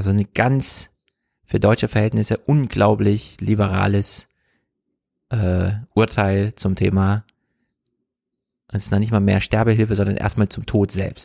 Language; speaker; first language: German; native; German